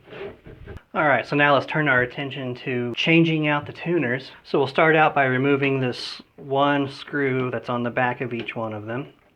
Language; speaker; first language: English; native; English